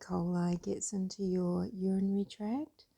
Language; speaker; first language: English; native; English